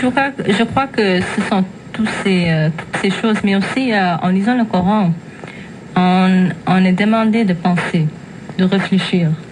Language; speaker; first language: French; non-native, fluent; English